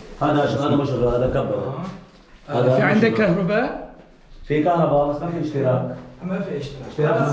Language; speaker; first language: Arabic; non-native, fluent; Turkish